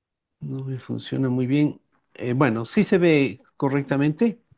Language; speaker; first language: Spanish; native; Spanish